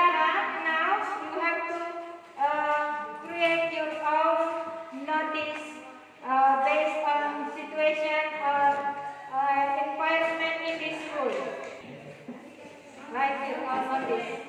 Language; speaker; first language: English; non-native, learner; Indonesian